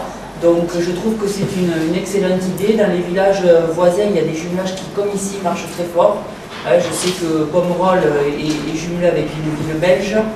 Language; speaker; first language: French; native; French